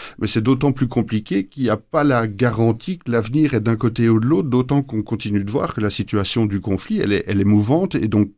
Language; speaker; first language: French; native; French